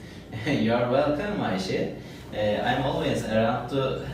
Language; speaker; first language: English; non-native, learner; Turkish